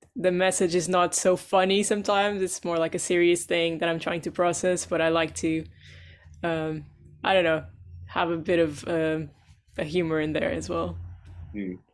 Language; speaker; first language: English; non-native, fluent; Portuguese